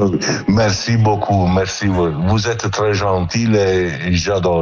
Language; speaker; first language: French; non-native, learner; Italian